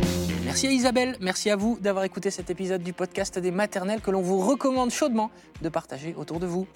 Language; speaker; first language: French; native; French